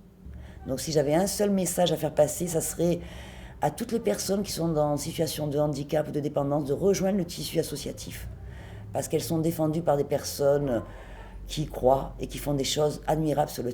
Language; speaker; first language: French; native; French